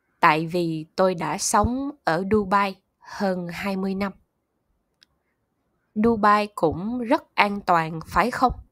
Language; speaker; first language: Vietnamese; non-native, learner; German